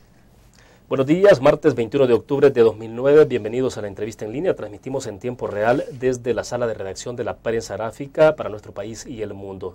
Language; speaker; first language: Spanish; native; Spanish